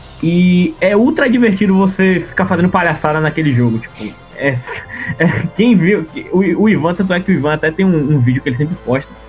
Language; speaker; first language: Portuguese; native; Portuguese